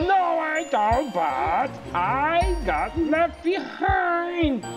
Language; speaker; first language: English; non-native, fluent; Indonesian